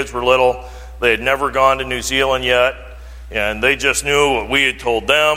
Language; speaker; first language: English; native; English